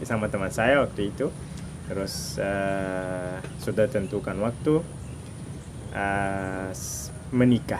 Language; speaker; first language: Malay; non-native, fluent; Arabic